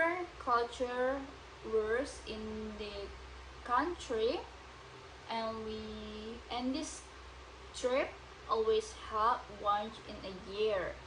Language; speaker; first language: English; non-native, learner; Indonesian